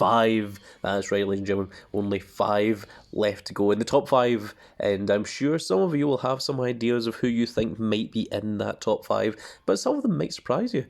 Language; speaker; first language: English; native; English